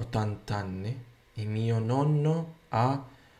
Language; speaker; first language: Italian; non-native, learner; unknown